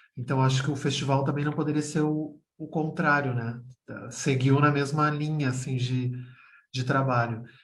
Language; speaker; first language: Portuguese; native; Portuguese